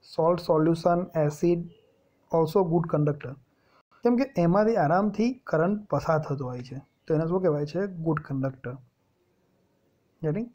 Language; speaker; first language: Hindi; non-native, local second language; Gujarati